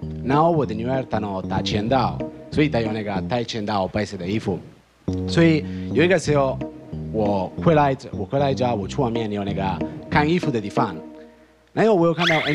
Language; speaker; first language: Chinese; non-native, fluent; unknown